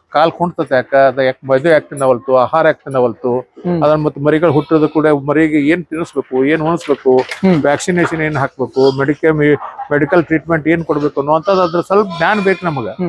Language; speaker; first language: Kannada; native; Kannada